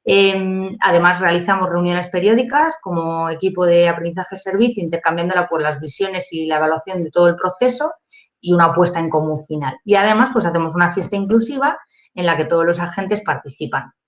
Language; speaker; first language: Spanish; native; Spanish